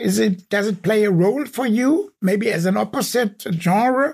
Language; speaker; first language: English; non-native, fluent; German